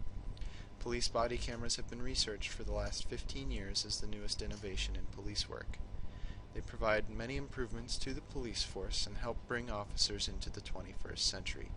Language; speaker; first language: English; native; English